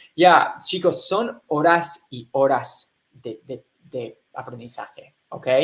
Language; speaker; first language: Spanish; non-native, fluent; English